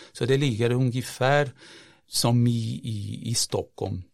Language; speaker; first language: Swedish; non-native, fluent; Portuguese